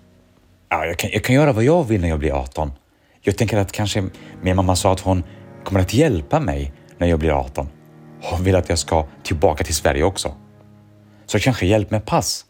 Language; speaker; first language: Swedish; early bilingual, other home language; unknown